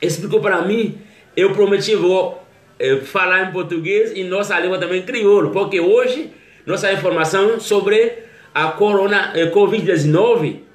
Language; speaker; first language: Portuguese; non-native, learner; Haitian Creole